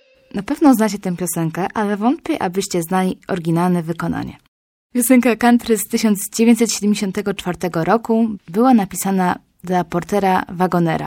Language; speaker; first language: Polish; native; Polish